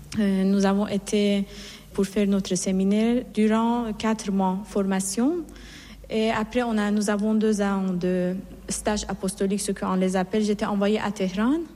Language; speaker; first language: French; non-native, fluent; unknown